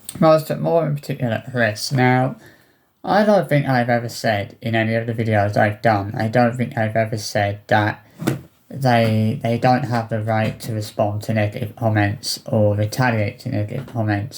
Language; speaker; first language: English; native; English